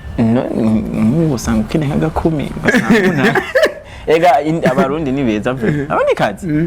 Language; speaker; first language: Rundi; native; Rundi